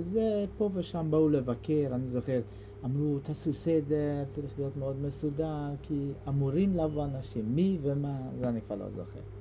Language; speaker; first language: Hebrew; non-native, fluent; Hungarian